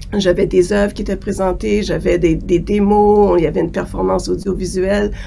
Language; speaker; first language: French; native; French